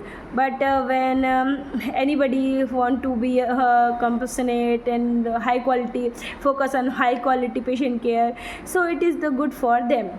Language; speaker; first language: English; non-native, learner; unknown